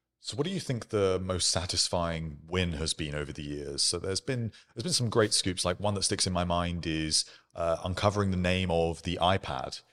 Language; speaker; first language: English; native; English